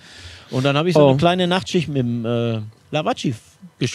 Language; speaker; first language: German; native; German